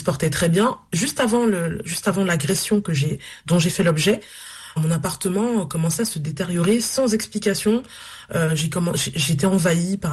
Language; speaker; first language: French; native; French